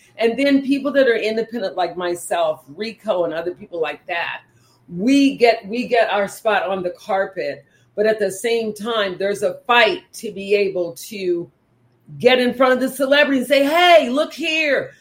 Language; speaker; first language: English; native; English